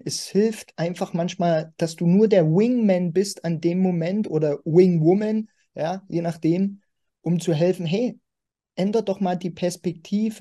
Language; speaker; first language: German; native; German